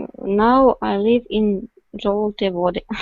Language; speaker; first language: English; non-native, learner; Russian